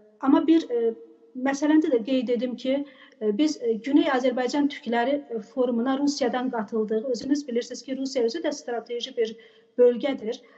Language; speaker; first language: Azerbaijani; native; Azerbaijani